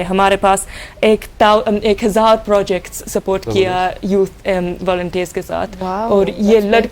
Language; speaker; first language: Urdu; early bilingual, heritage; Urdu